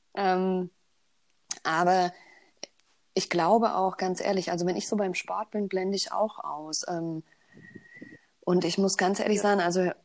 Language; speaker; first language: German; native; German